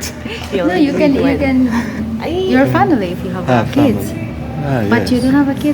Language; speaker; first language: English; non-native, local second language; Filipino